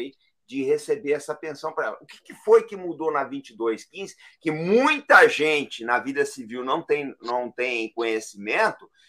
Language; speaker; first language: Portuguese; native; Portuguese